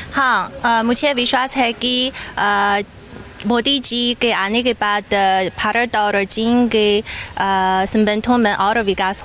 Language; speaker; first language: Hindi; non-native, fluent; Chinese